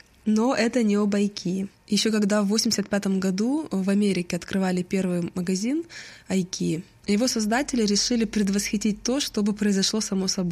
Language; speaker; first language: Russian; native; Russian